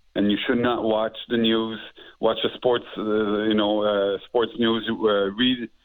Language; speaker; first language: English; native; English